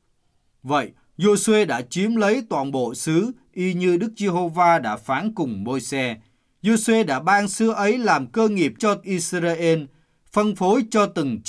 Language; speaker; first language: Vietnamese; native; Vietnamese